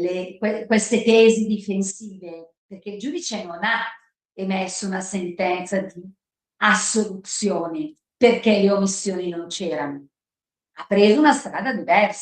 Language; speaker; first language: Italian; native; Italian